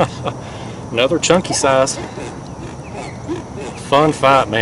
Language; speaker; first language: English; native; English